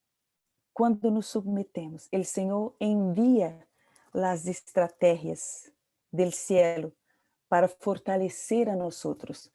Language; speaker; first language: Portuguese; non-native, learner; Spanish